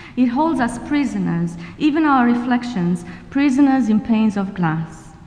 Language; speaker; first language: English; non-native, fluent; Romanian